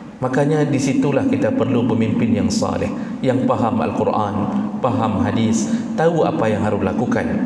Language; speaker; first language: Malay; non-native, local second language; Achinese